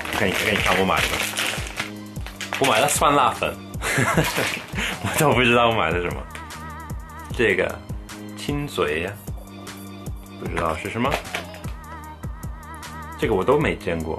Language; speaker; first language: Chinese; non-native, fluent; English